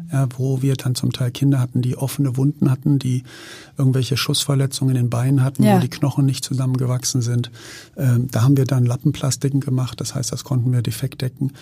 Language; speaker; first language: German; native; German